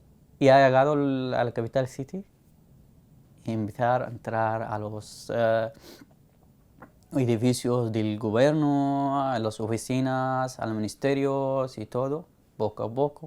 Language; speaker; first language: Spanish; non-native, learner; Arabic